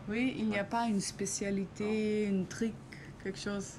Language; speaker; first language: French; non-native, learner; German